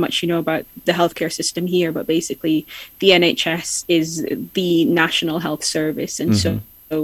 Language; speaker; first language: English; native; English